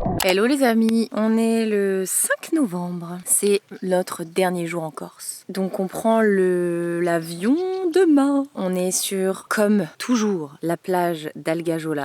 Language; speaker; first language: French; native; French